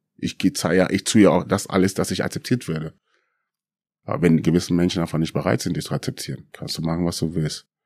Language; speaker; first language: German; early bilingual, other home language; Akan